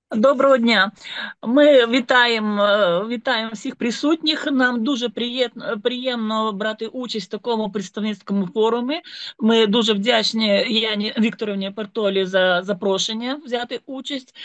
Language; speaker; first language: Ukrainian; native; Ukrainian